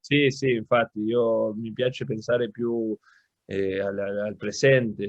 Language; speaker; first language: Italian; non-native, local second language; Spanish